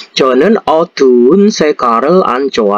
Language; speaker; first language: Korean; non-native, fluent; Indonesian